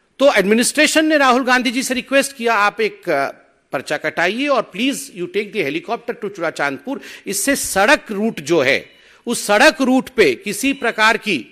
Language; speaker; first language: Hindi; non-native, local second language; Odia